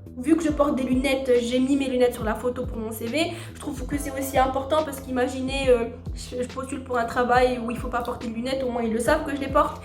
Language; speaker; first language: French; non-native, local second language; Arabic